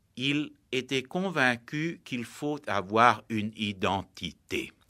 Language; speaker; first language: French; native; French